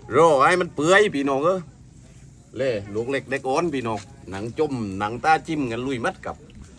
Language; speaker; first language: Thai; native; Thai